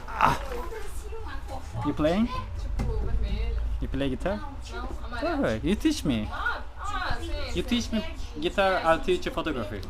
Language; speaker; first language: English; non-native, learner; Turkish